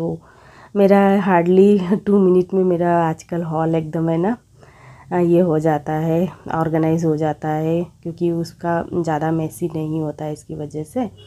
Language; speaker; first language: Hindi; non-native, local second language; Bangla